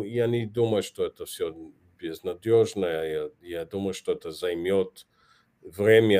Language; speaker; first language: Russian; non-native, fluent; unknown